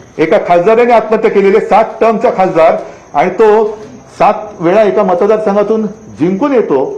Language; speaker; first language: Marathi; native; Marathi